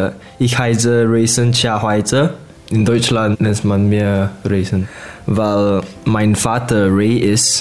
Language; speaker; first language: German; non-native, learner; Malay